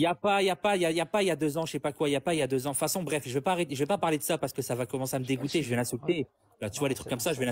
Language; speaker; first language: French; native; French